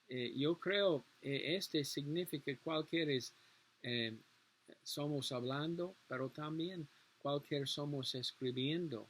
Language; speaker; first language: Spanish; non-native, learner; English